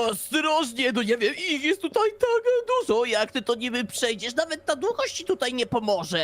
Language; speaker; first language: Polish; native; Polish